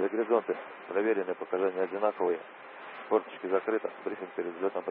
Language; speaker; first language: Russian; native; Russian